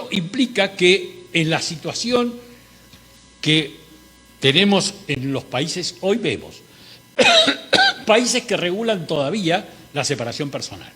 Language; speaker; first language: Spanish; native; Spanish